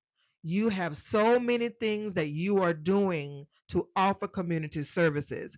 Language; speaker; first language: English; native; English